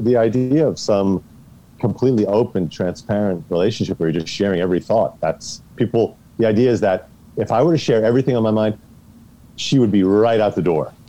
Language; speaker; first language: English; native; English